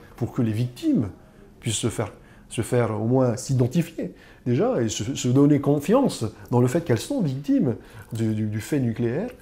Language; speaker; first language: French; native; French